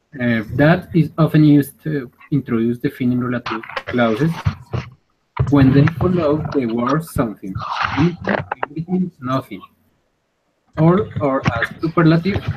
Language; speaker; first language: English; non-native, learner; Spanish